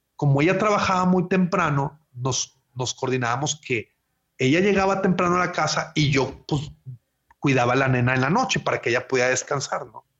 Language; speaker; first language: Spanish; native; Spanish